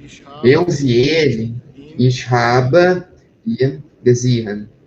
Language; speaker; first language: German; non-native, learner; Portuguese